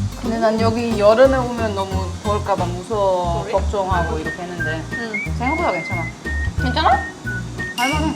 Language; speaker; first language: Korean; non-native, fluent; German